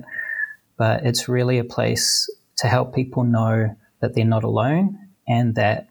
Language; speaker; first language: English; native; English